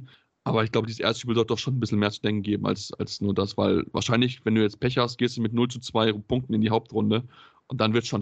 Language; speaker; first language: German; native; German